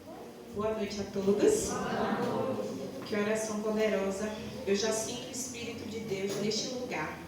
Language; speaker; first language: Portuguese; native; Portuguese